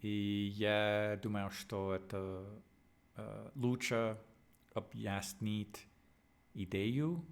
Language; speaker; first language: Russian; non-native, learner; English